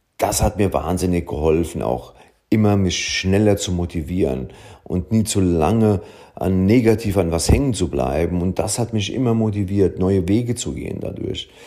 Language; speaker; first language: German; early bilingual, other home language; Italian